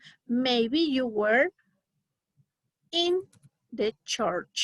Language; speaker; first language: English; non-native, learner; Spanish